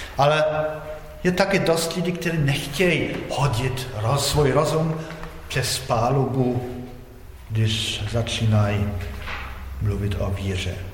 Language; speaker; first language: Czech; non-native, fluent; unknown